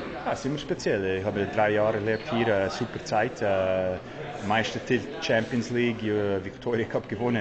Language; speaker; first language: German; non-native, learner; English